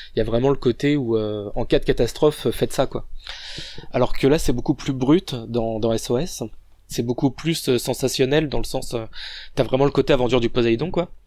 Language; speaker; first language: French; native; French